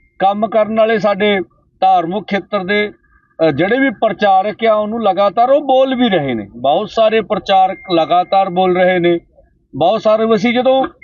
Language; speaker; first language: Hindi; non-native, local second language; Punjabi